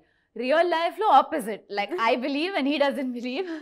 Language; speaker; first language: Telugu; non-native, learner; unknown